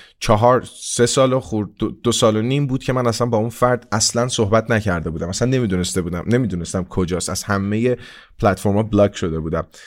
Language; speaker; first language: Persian; non-native, local second language; Kurdish